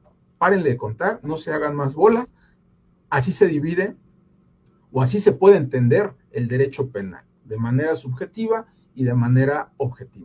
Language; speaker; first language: Spanish; native; Spanish